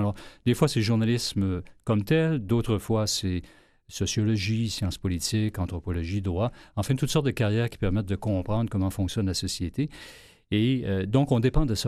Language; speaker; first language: French; native; French